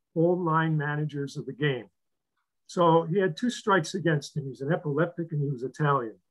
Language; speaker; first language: English; native; English